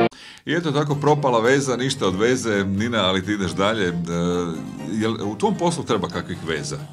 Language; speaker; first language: Croatian; native; Croatian